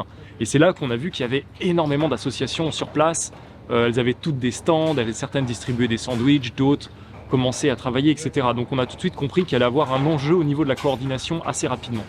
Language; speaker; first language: French; native; French